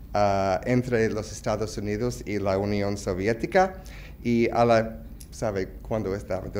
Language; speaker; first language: Spanish; non-native, fluent; English